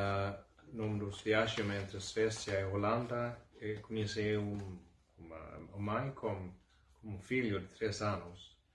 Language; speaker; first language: Portuguese; non-native, fluent; Swedish